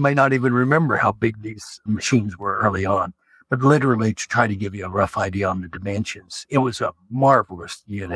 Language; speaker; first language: English; native; English